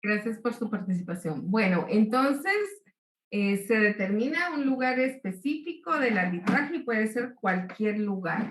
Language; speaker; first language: Spanish; native; Spanish